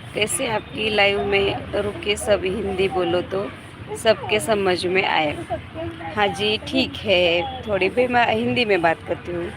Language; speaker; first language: Hindi; non-native, local second language; Marathi